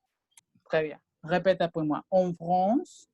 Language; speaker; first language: French; non-native, fluent; Spanish